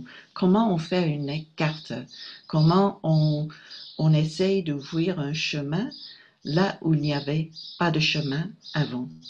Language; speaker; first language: French; non-native, fluent; English